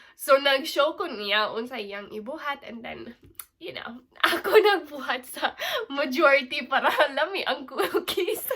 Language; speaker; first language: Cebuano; non-native, local second language; English